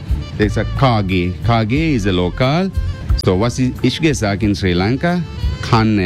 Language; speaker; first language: German; non-native, learner; Sinhala